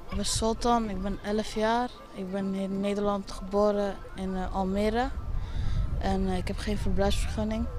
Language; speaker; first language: Dutch; early bilingual, other home language; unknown